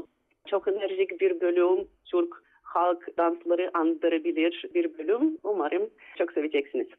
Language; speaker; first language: Turkish; non-native, fluent; Russian